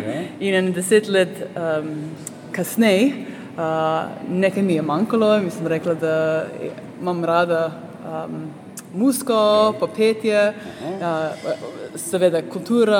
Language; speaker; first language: Slovenian; early bilingual, heritage; Slovenian